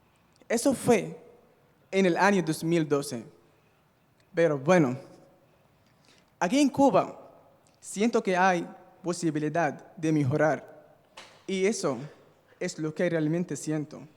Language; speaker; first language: Spanish; non-native, fluent; Arabic